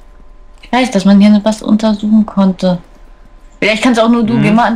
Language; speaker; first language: German; native; German